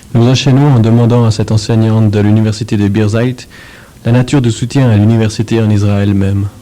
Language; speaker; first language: French; native; French